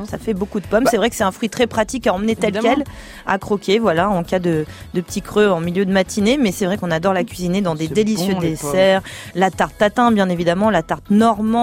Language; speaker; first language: French; native; French